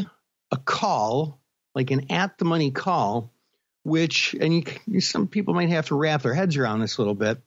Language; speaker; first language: English; native; English